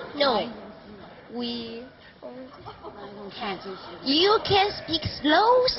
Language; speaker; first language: English; non-native, learner; Chinese